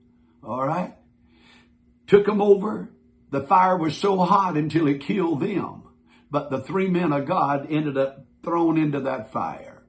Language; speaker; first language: English; native; English